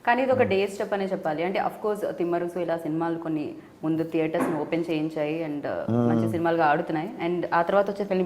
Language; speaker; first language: Telugu; native; Telugu